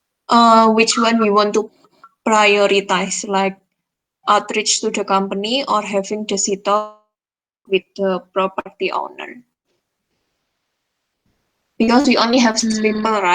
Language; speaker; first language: English; non-native, fluent; Indonesian